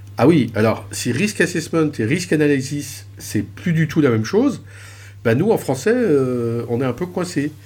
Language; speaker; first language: French; native; French